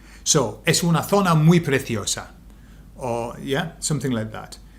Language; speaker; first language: Spanish; non-native, fluent; English